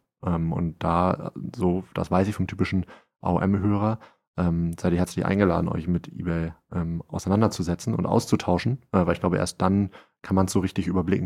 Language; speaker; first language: German; native; German